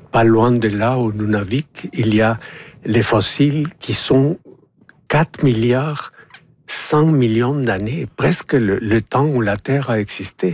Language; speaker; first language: French; non-native, fluent; Spanish